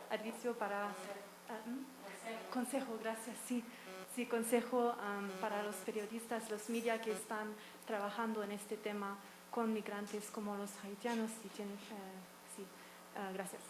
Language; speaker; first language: Spanish; non-native, learner; English